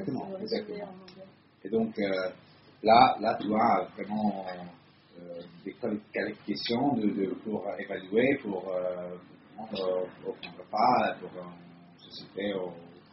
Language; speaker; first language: French; non-native, fluent; Italian